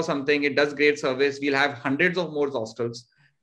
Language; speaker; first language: English; non-native, local second language; Hindi